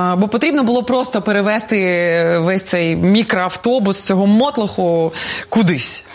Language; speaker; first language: Ukrainian; non-native, local second language; Russian